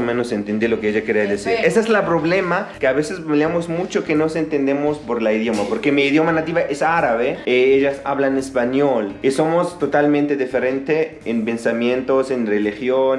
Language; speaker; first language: Spanish; non-native, fluent; Arabic